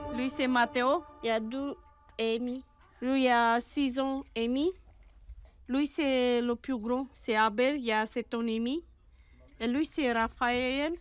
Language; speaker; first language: French; non-native, learner; Romanian